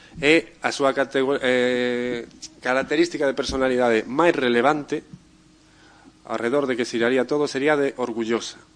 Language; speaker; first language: Galician; non-native, local second language; Spanish